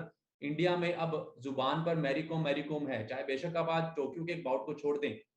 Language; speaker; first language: Hindi; native; Hindi